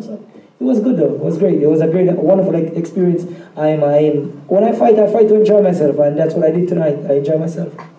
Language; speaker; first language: English; native; English